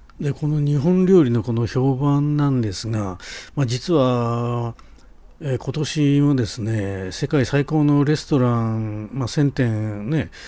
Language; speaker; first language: Japanese; native; Japanese